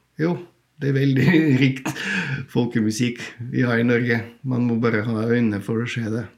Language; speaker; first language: Norwegian; non-native, fluent; Bulgarian